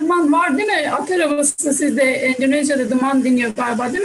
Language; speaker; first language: Turkish; native; Turkish